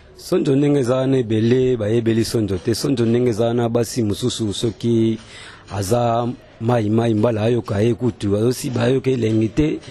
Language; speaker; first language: Lingala; non-native, local second language; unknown